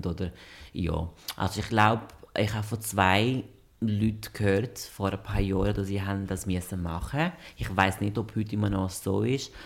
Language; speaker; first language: German; non-native, fluent; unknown